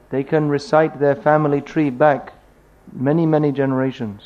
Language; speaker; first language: English; native; English